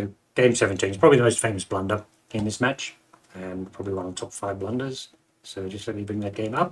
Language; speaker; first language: English; native; English